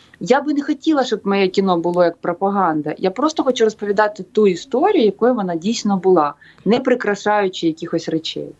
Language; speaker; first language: Ukrainian; native; Ukrainian